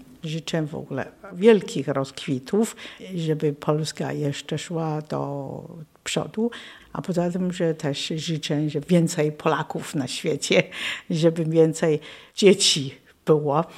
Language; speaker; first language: Polish; non-native, fluent; Chinese